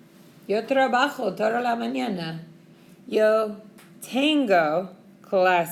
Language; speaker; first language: Spanish; non-native, fluent; English